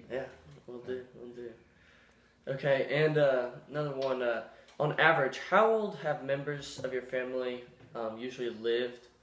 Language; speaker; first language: English; native; English